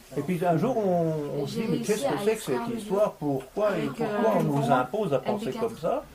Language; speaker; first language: French; native; French